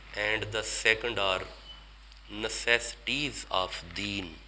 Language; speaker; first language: English; non-native, local second language; Urdu